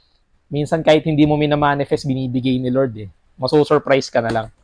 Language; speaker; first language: Filipino; native; Filipino